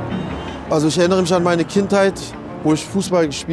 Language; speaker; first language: German; early bilingual, other home language; Turkish